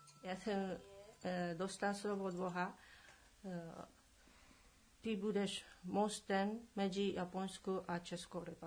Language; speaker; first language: Czech; non-native, learner; Japanese